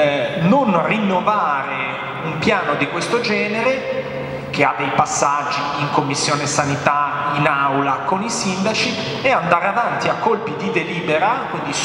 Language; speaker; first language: Italian; native; Italian